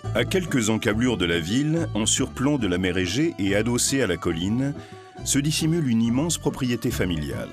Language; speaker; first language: French; native; French